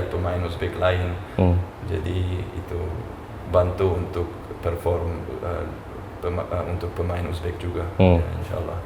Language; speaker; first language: Indonesian; non-native, fluent; Uzbek